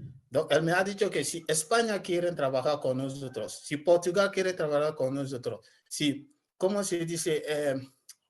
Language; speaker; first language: Spanish; non-native, learner; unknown